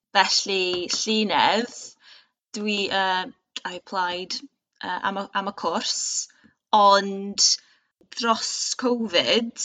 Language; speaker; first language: Welsh; non-native, learner; English